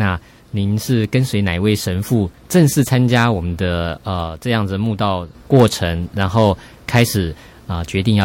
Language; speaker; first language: Chinese; native; Chinese